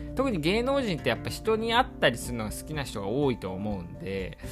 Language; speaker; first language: Japanese; native; Japanese